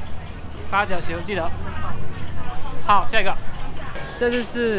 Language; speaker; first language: Chinese; non-native, learner; Thai